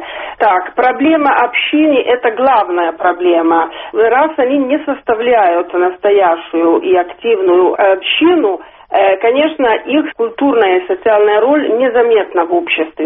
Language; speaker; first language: Russian; non-native, fluent; Italian